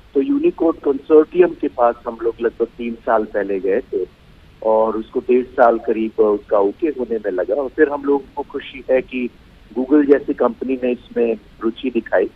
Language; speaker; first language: Hindi; non-native, local second language; Bangla